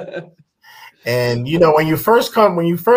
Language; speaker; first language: English; early bilingual, other home language; Akan